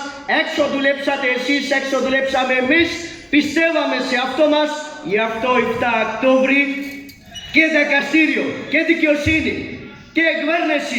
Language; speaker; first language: Greek; non-native, fluent; Urdu